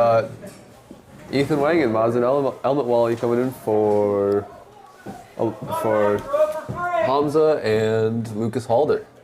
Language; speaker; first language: English; native; English